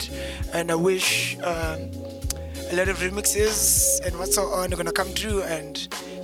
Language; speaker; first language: English; non-native, local second language; Zulu